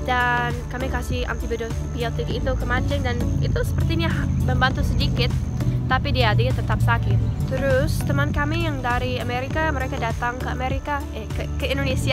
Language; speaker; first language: Indonesian; non-native, fluent; English